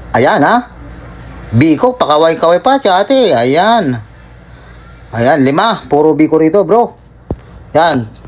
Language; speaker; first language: Filipino; native; Filipino